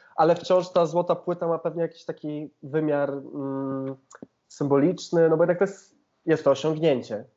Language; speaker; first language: Polish; native; Polish